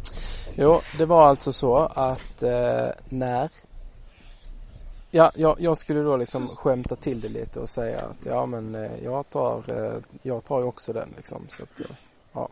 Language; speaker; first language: Swedish; native; Swedish